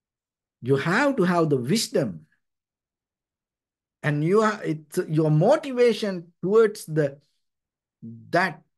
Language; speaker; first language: English; non-native, fluent; Sinhala